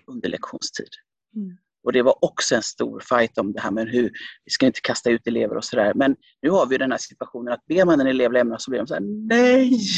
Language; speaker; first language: Swedish; early bilingual, other home language; Finnish